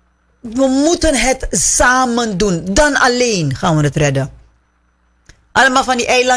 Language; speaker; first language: Dutch; native; Dutch